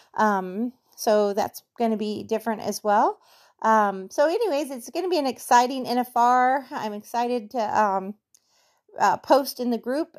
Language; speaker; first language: English; native; English